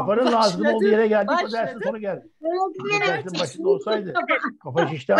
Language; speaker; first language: Turkish; native; Turkish